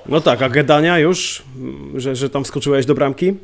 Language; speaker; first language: Polish; native; Polish